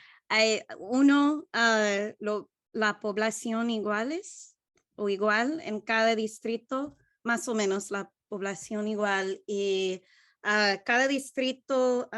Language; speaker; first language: Spanish; non-native, learner; English